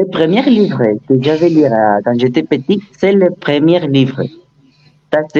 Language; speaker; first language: French; non-native, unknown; Spanish